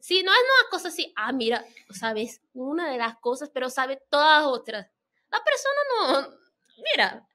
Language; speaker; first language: Spanish; non-native, fluent; Portuguese